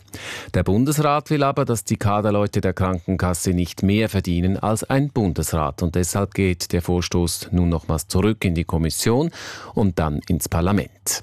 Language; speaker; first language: German; native; German